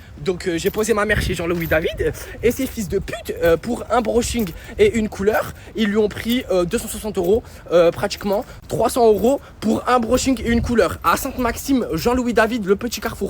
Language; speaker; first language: French; native; French